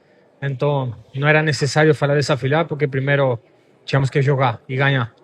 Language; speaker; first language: Portuguese; non-native, fluent; Spanish